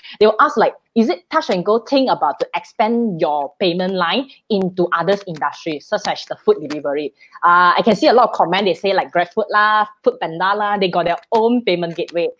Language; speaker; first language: English; non-native, local second language; Chinese